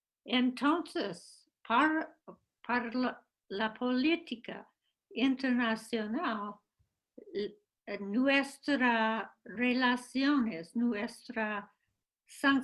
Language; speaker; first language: Spanish; non-native, fluent; English